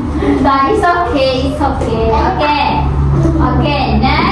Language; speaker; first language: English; non-native, local second language; Malay